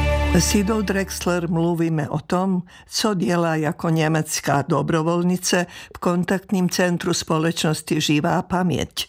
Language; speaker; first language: Czech; non-native, fluent; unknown